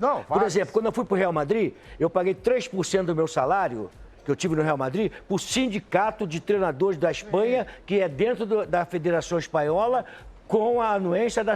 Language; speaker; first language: Portuguese; native; Portuguese